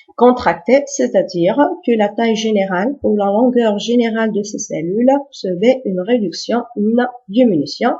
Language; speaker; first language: French; non-native, local second language; Arabic